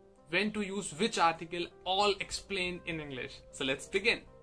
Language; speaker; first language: English; non-native, local second language; Hindi